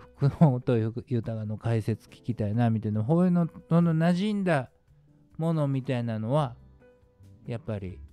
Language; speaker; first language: Japanese; native; Japanese